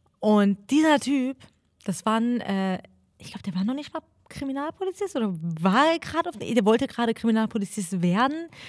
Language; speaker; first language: German; early bilingual, other home language; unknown